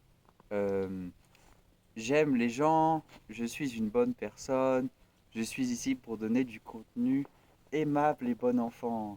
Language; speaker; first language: French; native; French